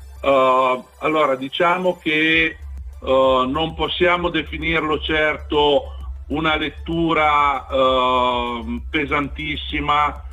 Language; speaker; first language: Italian; native; Italian